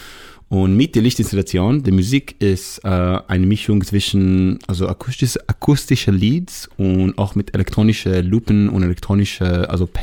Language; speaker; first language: German; non-native, fluent; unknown